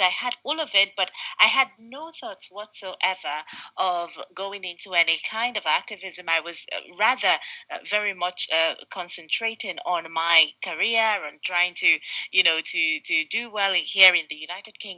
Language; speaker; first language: English; non-native, local second language; Igbo